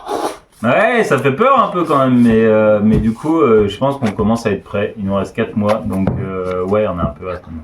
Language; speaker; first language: French; native; French